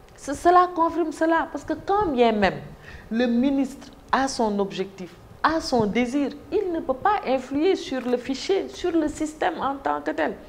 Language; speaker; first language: French; non-native, local second language; Wolof